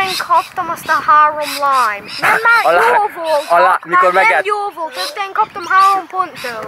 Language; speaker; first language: Hungarian; early bilingual, heritage; Hungarian